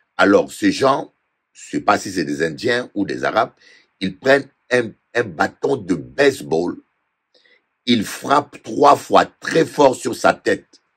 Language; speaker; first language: French; non-native, local second language; Lingala